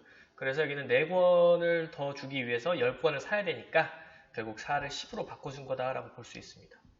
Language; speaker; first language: Korean; native; Korean